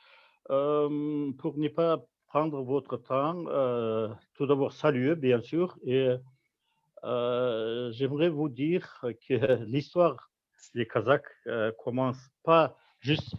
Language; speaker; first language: French; non-native, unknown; Kazakh